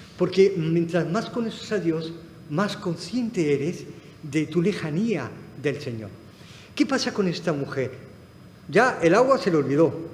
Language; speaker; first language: Spanish; non-native, fluent; Arabic